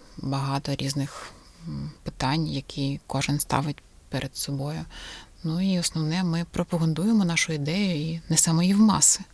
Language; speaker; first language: Ukrainian; non-native, local second language; Russian